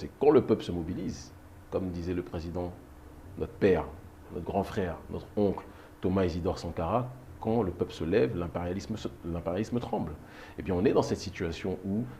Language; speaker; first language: French; native; French